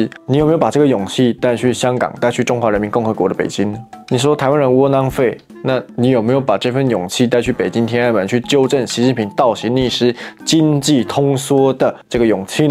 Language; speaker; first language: Chinese; native; Chinese